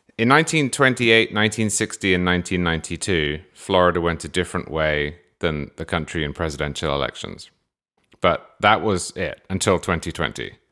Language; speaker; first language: English; native; English